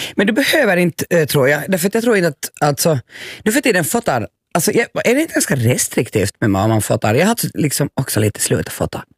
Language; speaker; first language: Swedish; native; Swedish